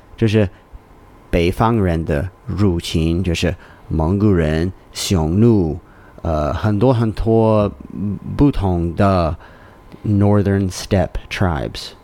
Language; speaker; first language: Chinese; non-native, learner; English